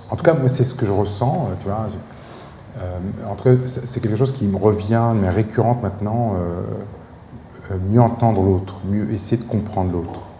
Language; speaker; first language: French; native; French